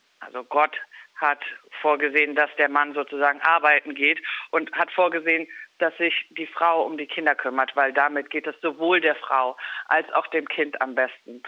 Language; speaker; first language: German; native; German